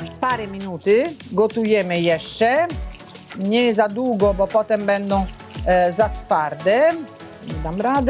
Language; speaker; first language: Polish; non-native, learner; Italian